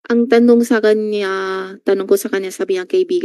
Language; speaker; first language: Filipino; non-native, learner; Chinese